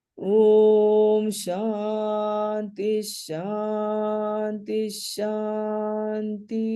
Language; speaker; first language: Hindi; non-native, local second language; Marathi